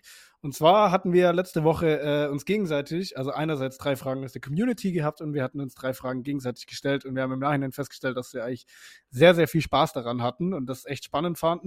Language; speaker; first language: German; native; German